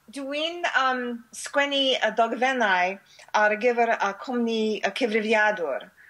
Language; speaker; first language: Welsh; non-native, learner; English